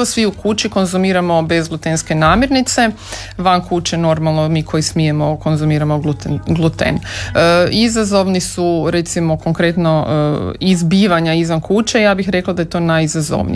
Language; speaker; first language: Serbian; native; Serbian